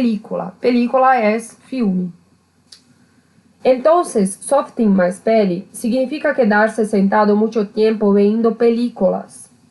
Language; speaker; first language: Spanish; non-native, learner; Portuguese